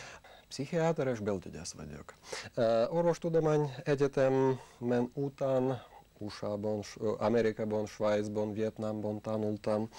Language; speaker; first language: Hungarian; non-native, learner; Russian